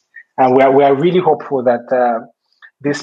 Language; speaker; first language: English; non-native, local second language; Igbo